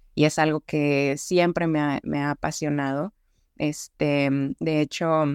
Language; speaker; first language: Spanish; native; Spanish